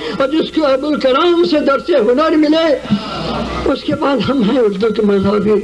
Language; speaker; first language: Urdu; native; Urdu